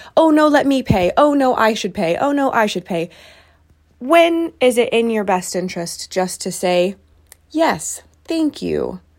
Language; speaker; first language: English; native; English